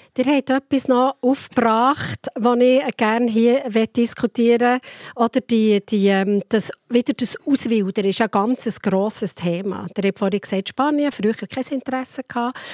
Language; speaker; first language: German; native; German